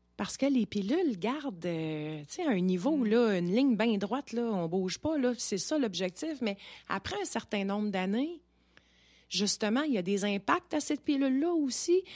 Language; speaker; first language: French; native; French